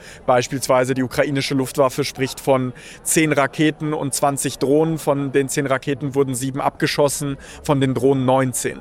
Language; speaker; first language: German; early bilingual, other home language; Russian